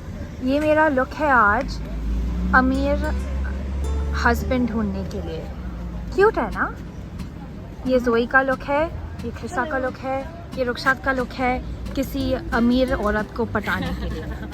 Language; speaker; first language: Hindi; non-native, local second language; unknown